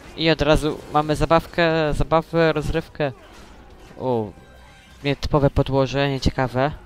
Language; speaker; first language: Polish; native; Polish